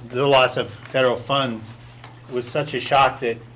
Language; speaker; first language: English; native; English